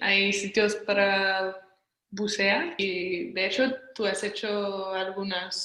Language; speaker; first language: Spanish; non-native, fluent; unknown